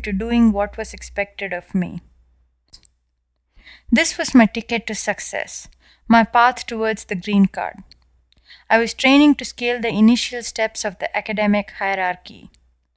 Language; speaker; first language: English; non-native, local second language; Tamil